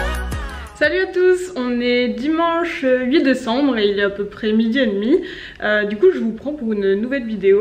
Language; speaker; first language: French; native; French